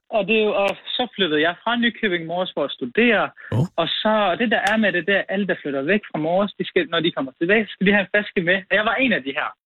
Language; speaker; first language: Danish; early bilingual, other home language; Arabic